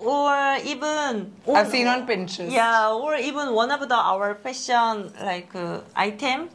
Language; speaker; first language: English; non-native, learner; Korean